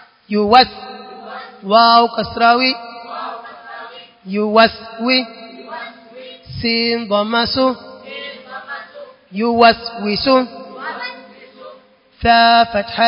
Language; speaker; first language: Arabic; non-native, learner; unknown